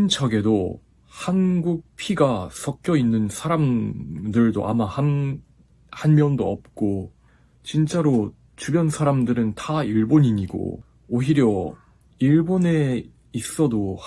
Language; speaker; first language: Korean; non-native, fluent; Japanese